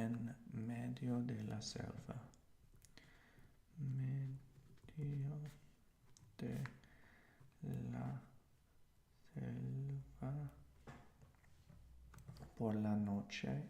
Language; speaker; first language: Spanish; non-native, learner; English